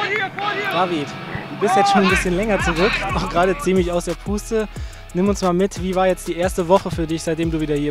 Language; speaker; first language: German; native; German